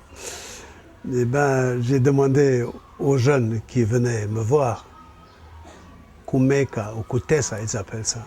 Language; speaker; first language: French; non-native, fluent; German